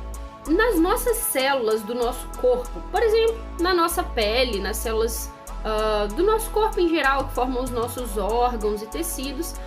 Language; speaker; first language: Portuguese; native; Portuguese